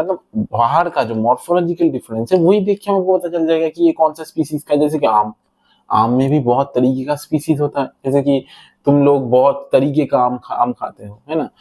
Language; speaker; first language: Hindi; non-native, local second language; Bangla